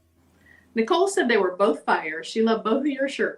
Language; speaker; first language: English; native; English